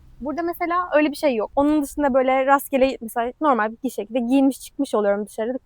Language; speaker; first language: Turkish; native; Turkish